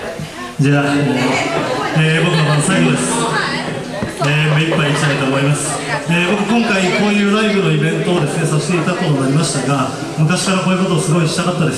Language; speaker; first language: Japanese; native; Japanese